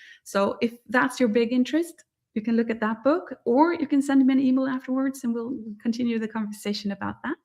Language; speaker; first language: English; non-native, fluent; Swedish